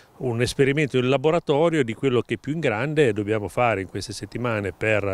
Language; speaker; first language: Italian; native; Italian